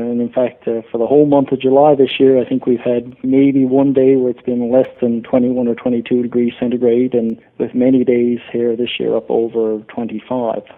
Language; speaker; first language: English; native; English